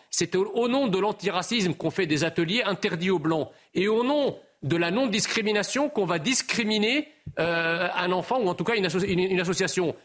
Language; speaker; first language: French; early bilingual, other home language; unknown